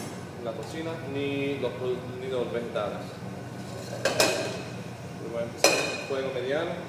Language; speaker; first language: Spanish; early bilingual, heritage; Spanish